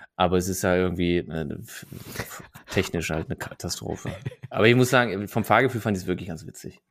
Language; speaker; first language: German; native; German